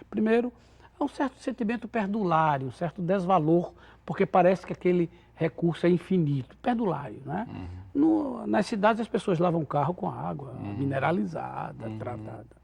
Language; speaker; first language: Portuguese; native; Portuguese